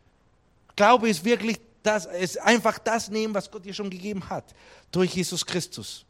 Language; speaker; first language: German; non-native, fluent; Spanish